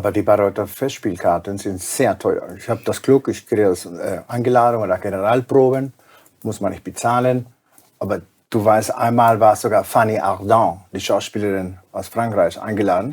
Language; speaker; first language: German; non-native, fluent; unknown